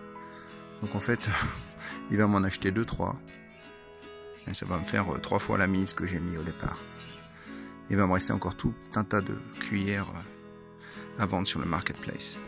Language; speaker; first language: French; native; French